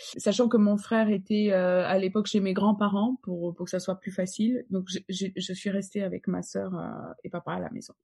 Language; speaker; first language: French; non-native, fluent; Polish